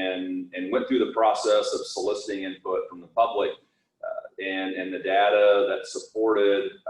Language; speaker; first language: English; native; English